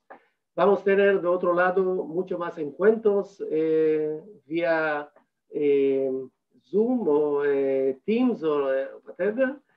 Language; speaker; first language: Spanish; non-native, fluent; Hebrew